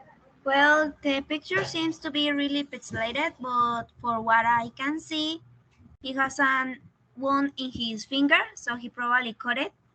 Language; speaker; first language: English; non-native, fluent; Spanish